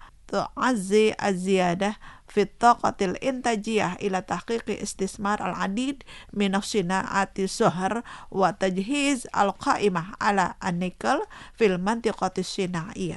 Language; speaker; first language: Arabic; non-native, fluent; Indonesian